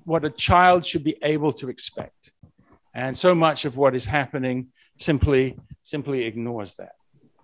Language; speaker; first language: English; native; English